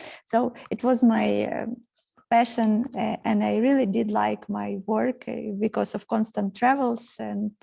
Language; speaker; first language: English; non-native, fluent; Ukrainian